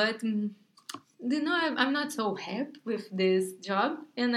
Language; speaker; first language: English; non-native, learner; Portuguese